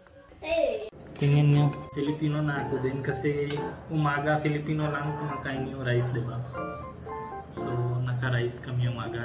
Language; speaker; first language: Filipino; non-native, learner; Punjabi